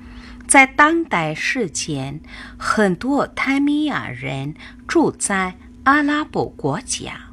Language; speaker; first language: Chinese; non-native, fluent; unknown